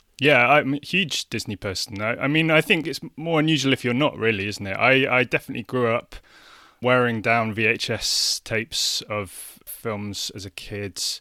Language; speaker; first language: English; native; English